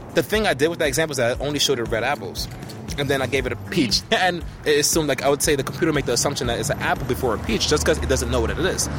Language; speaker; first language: English; early bilingual, other home language; Haitian Creole